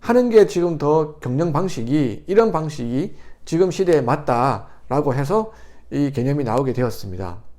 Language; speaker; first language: Korean; native; Korean